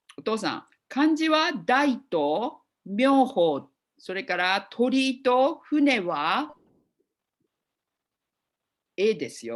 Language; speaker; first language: Japanese; non-native, fluent; English